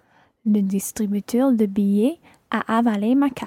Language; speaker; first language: French; non-native, learner; English